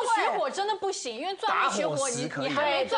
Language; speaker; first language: Chinese; native; Chinese